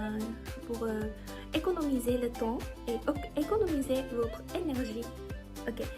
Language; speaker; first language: French; non-native, learner; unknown